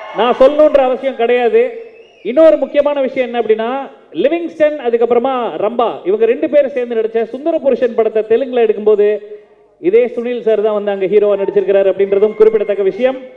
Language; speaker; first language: Tamil; native; Tamil